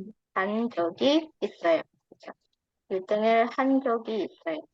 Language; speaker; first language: Korean; non-native, fluent; Indonesian